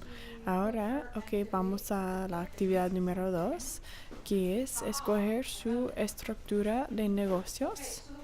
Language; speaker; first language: Spanish; non-native, fluent; English